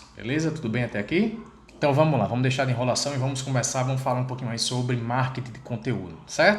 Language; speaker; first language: Portuguese; native; Portuguese